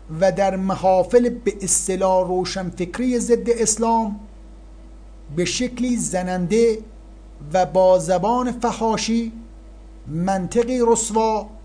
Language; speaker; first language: Persian; native; Persian